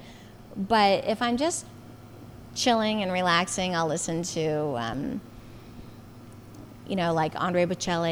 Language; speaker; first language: English; native; English